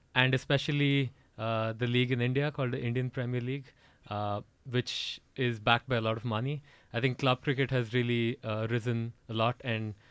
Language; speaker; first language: English; non-native, local second language; Odia